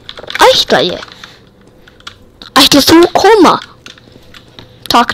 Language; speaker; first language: Icelandic; non-native, learner; Danish